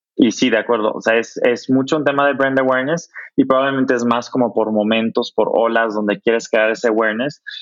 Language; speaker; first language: Spanish; non-native, fluent; German